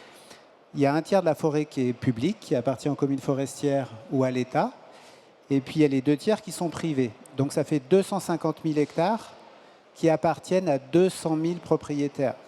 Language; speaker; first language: French; native; French